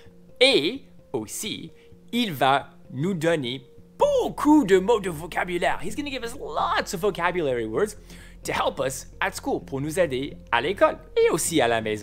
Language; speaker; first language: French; non-native, fluent; English